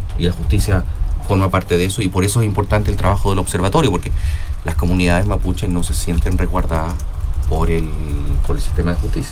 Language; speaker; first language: Spanish; native; Spanish